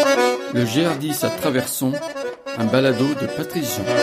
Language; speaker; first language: French; native; French